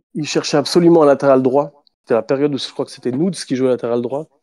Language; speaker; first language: French; native; French